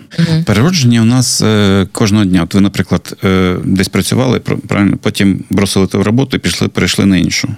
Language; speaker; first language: Ukrainian; non-native, local second language; Russian